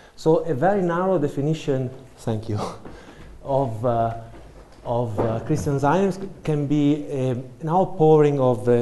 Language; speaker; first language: English; non-native, fluent; Italian